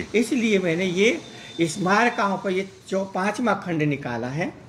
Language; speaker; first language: Hindi; native; Hindi